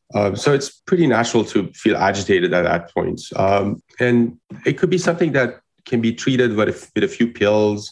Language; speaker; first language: English; non-native, fluent; Persian